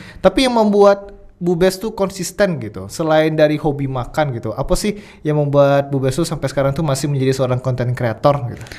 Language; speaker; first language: Indonesian; non-native, local second language; Minangkabau